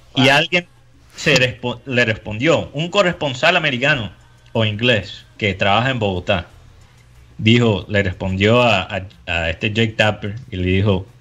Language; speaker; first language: Spanish; early bilingual, heritage; Spanish